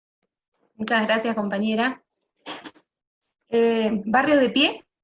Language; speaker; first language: Spanish; native; Spanish